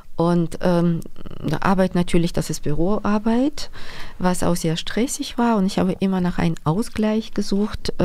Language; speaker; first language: German; non-native, fluent; Russian